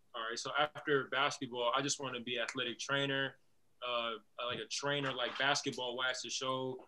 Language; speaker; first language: English; native; English